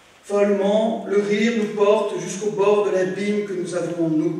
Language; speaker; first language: French; native; French